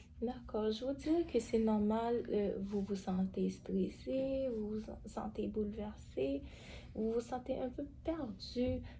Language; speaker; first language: French; native; French